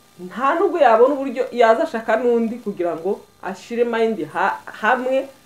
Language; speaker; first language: Kinyarwanda; early bilingual, heritage; Kinyarwanda